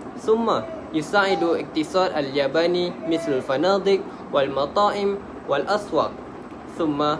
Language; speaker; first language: Arabic; non-native, learner; Malay